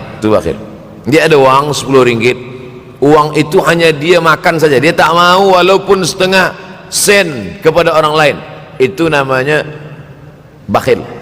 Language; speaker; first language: Malay; native; Malay